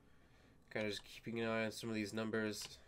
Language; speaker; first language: English; native; English